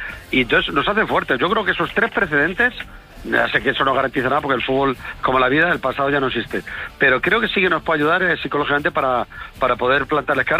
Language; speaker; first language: Spanish; native; Spanish